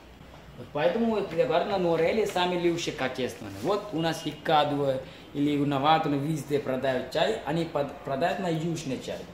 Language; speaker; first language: Russian; non-native, learner; Sinhala